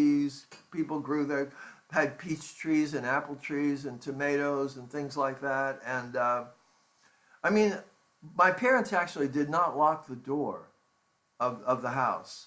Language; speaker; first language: English; native; English